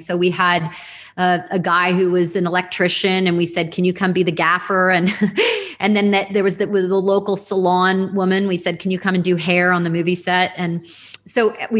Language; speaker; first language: English; native; English